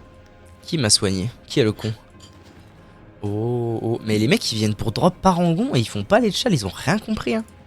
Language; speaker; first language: French; native; French